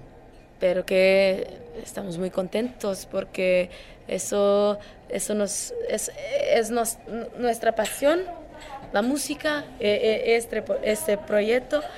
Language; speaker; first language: Spanish; non-native, learner; Portuguese